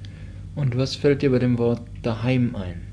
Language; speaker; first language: German; native; German